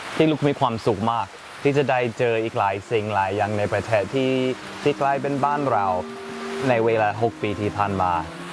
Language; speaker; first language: Thai; non-native, fluent; English